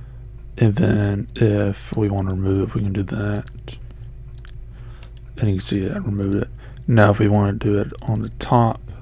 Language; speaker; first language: English; native; English